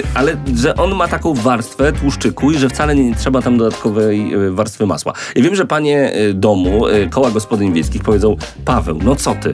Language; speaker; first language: Polish; native; Polish